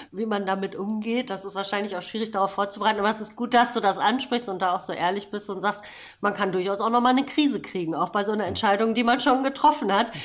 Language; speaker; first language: German; native; German